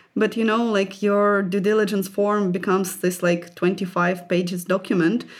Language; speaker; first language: English; non-native, fluent; Ukrainian